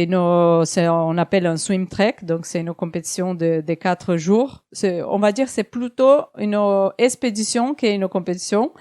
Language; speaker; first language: French; non-native, fluent; Portuguese